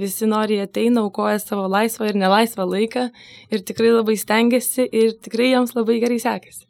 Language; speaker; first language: Lithuanian; native; Lithuanian